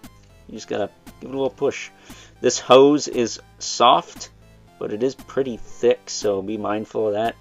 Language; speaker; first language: English; native; English